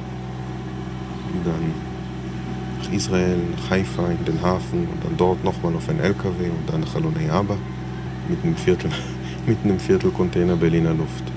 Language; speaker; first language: German; non-native, fluent; Hebrew